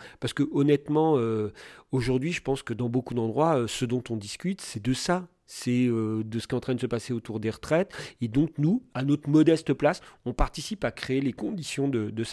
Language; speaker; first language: French; native; French